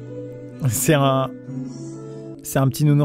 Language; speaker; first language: French; native; French